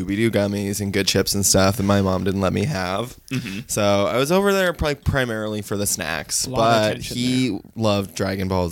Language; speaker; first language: English; native; English